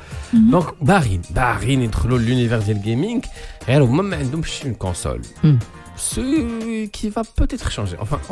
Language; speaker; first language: French; non-native, local second language; Arabic